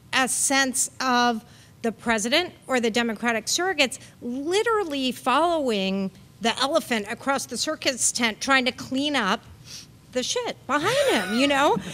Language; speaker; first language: English; native; English